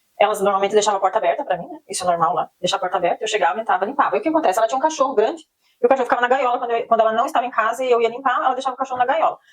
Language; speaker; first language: Portuguese; native; Portuguese